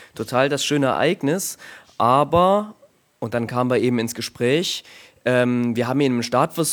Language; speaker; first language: German; native; German